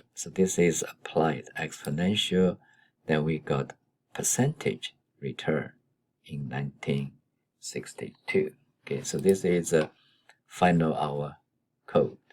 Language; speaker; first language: English; non-native, fluent; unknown